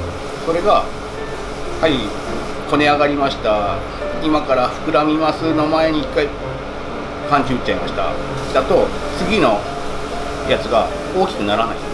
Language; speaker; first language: Japanese; native; Japanese